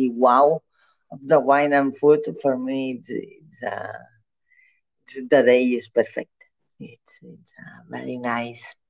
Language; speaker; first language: English; non-native, learner; Catalan